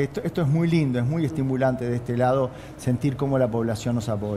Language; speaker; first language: Spanish; native; Spanish